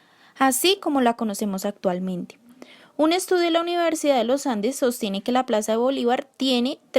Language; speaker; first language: Spanish; native; Spanish